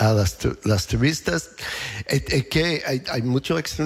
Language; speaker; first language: Spanish; non-native, learner; English